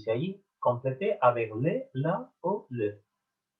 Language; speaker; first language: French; non-native, fluent; Spanish